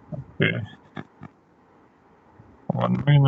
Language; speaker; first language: English; non-native, learner; Russian